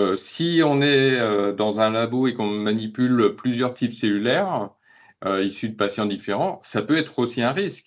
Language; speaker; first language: French; native; French